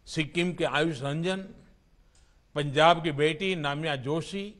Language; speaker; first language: Hindi; non-native, local second language; Gujarati